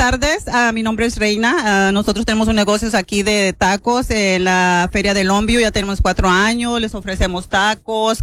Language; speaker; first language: Spanish; native; Spanish